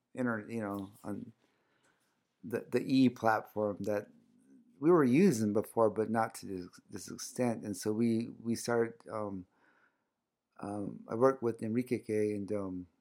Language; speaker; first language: English; early bilingual, other home language; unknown